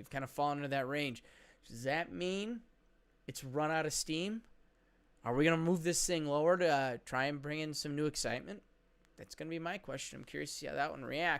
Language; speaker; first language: English; native; English